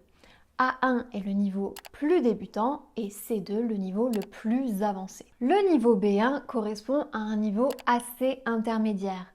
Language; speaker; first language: French; native; French